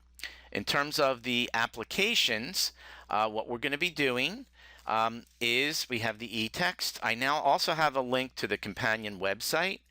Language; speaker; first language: English; native; English